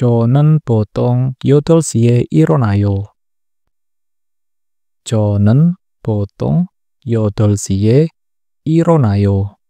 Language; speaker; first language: Korean; non-native, learner; Indonesian